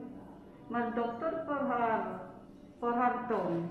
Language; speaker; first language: Dutch; non-native, learner; Filipino